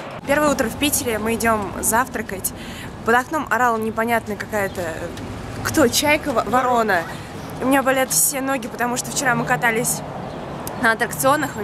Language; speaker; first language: Russian; native; Russian